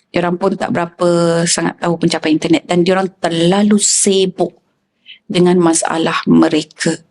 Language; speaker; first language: Malay; native; Malay